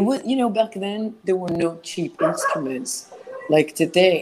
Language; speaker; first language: English; non-native, fluent; Hebrew